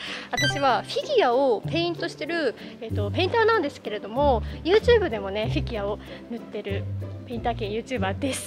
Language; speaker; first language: Japanese; native; Japanese